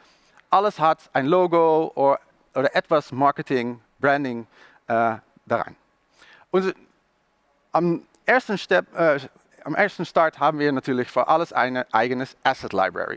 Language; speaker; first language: German; non-native, learner; Dutch